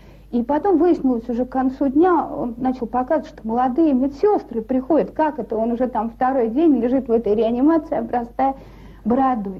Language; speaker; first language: Russian; native; Russian